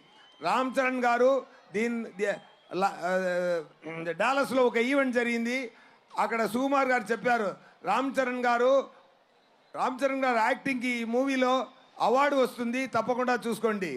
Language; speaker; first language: Telugu; non-native, local second language; Tamil